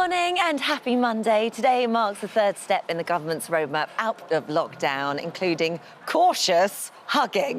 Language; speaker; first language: English; native; English